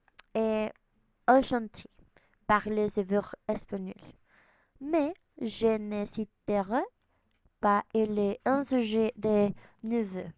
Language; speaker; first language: French; non-native, learner; Spanish